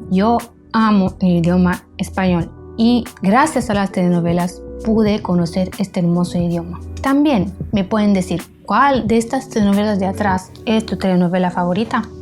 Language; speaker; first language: Spanish; non-native, fluent; Romanian